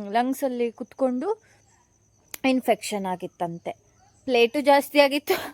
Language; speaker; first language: Kannada; non-native, local second language; Tulu